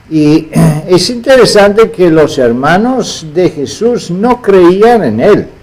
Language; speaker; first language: Spanish; non-native, fluent; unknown